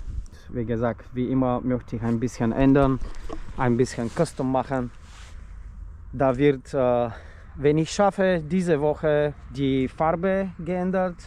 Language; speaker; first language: German; non-native, learner; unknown